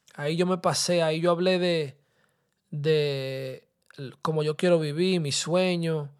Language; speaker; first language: Spanish; early bilingual, heritage; Spanish